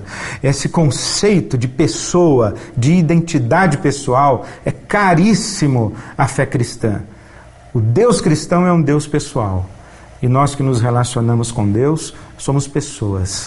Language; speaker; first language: Portuguese; native; Portuguese